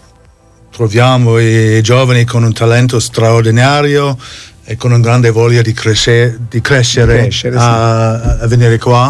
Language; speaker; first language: Italian; non-native, fluent; English